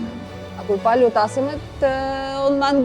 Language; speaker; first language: Estonian; non-native, local second language; Russian